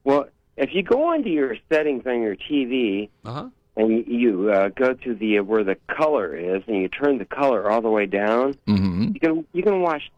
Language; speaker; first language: English; native; English